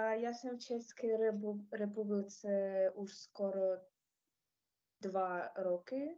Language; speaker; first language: Czech; non-native, learner; Ukrainian